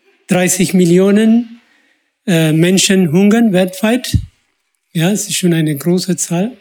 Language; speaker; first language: German; non-native, fluent; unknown